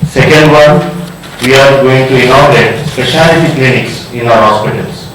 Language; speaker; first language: English; non-native, local second language; Kannada